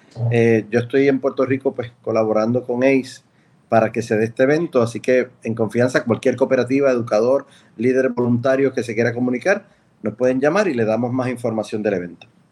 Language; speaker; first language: Spanish; native; Spanish